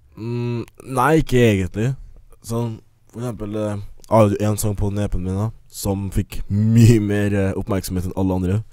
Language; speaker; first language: Norwegian; early bilingual, other home language; English